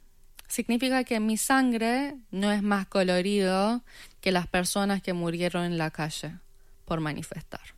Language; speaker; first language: Spanish; non-native, fluent; Persian